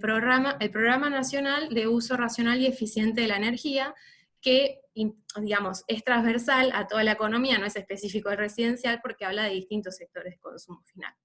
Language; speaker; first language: Spanish; native; Spanish